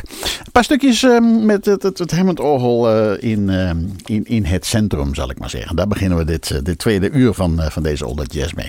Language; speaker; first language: Dutch; native; Dutch